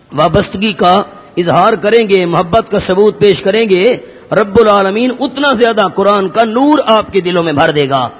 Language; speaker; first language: Urdu; non-native, local second language; Pashto